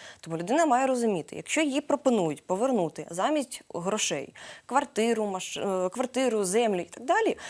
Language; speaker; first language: Ukrainian; native; Ukrainian